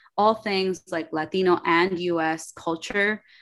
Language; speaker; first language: English; early bilingual, other home language; Spanish